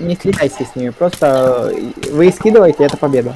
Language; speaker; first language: Russian; native; Russian